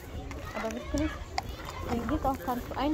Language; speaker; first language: German; non-native, learner; Amharic